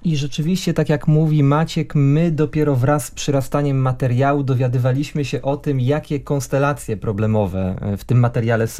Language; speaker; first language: Polish; native; Polish